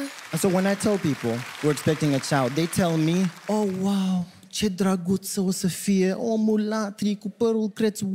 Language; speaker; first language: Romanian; non-native, fluent; English